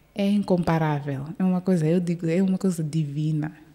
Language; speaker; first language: Portuguese; early bilingual, heritage; Portuguese